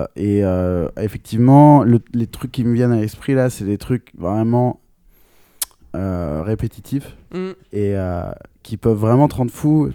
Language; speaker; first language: French; native; French